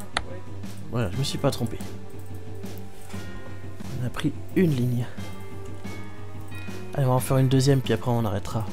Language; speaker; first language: French; native; French